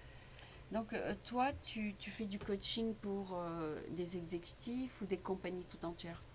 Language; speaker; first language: French; native; French